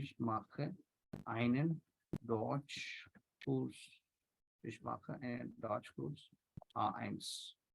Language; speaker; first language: German; non-native, fluent; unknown